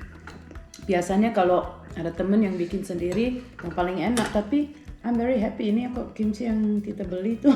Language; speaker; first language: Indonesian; early bilingual, heritage; Indonesian